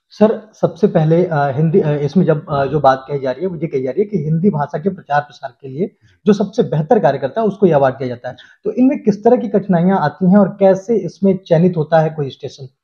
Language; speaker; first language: Hindi; native; Hindi